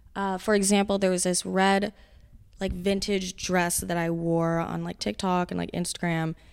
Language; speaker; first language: English; native; English